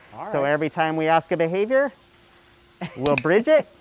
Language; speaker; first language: English; native; English